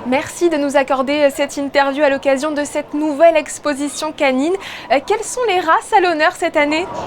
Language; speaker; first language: French; native; French